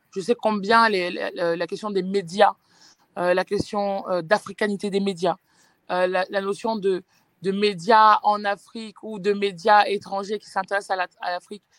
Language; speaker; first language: French; native; French